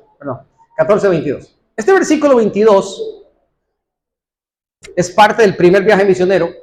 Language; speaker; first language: Spanish; native; Spanish